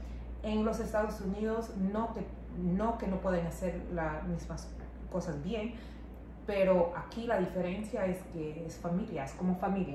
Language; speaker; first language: Spanish; non-native, local second language; English